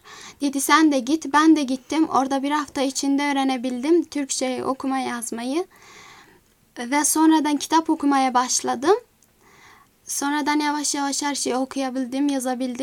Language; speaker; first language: Turkish; early bilingual, other home language; Azerbaijani